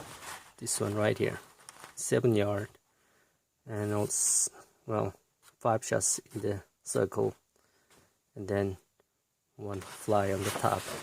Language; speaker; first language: English; non-native, fluent; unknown